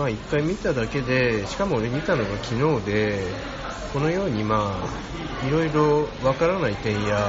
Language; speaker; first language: Japanese; native; Japanese